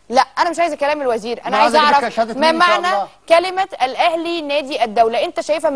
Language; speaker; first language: Arabic; native; Arabic